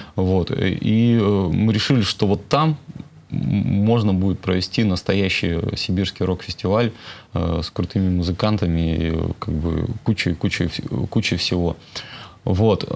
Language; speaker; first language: Russian; native; Russian